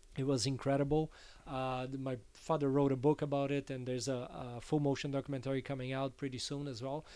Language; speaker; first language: English; non-native, fluent; Portuguese